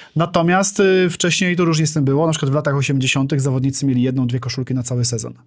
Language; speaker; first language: Polish; native; Polish